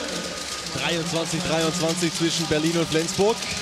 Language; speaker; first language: German; native; German